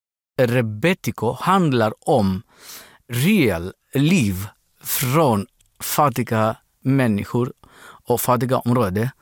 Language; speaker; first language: Swedish; non-native, fluent; Greek